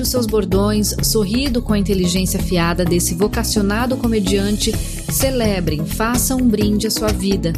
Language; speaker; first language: Portuguese; native; Portuguese